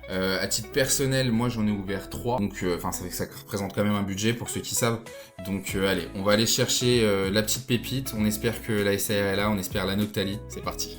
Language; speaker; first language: French; native; French